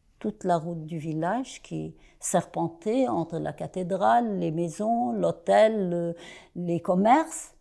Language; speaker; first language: French; non-native, local second language; Arabic